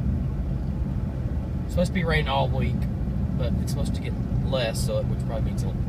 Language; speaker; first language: English; native; English